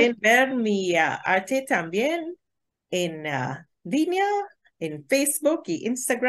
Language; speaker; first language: Spanish; non-native, learner; English